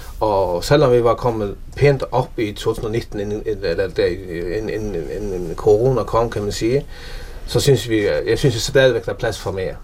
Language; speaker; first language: Danish; non-native, local second language; Faroese